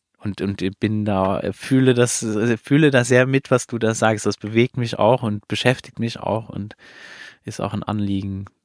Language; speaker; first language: German; non-native, fluent; Luxembourgish